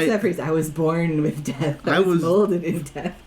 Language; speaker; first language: English; native; English